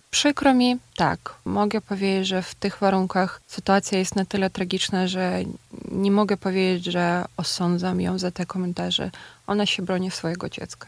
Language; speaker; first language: Polish; non-native, fluent; Ukrainian